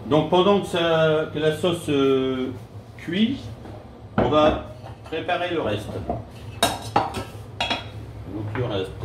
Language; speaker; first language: French; native; French